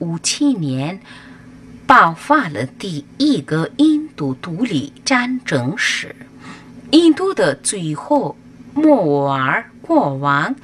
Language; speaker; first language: Chinese; non-native, fluent; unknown